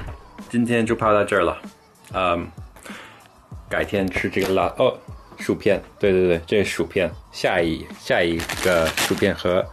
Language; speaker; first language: Chinese; non-native, fluent; English